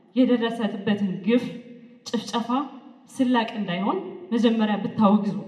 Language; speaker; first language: Amharic; non-native, local second language; Tigrinya